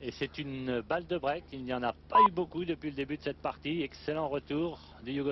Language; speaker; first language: French; native; French